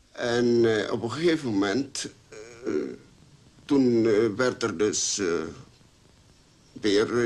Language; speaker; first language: Dutch; early bilingual, other home language; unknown